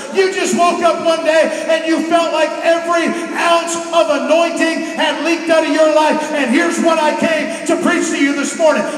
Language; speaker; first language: English; native; English